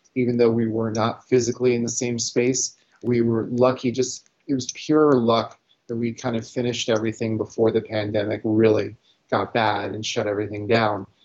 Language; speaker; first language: English; native; English